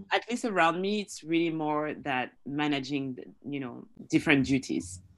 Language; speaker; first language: English; non-native, fluent; French